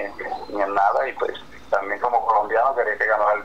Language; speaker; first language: Spanish; native; Spanish